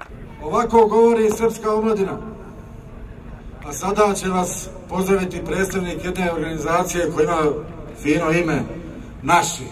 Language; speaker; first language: Bosnian; native; Bosnian